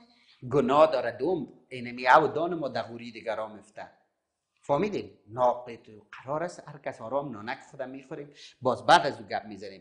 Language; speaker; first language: Persian; native; Persian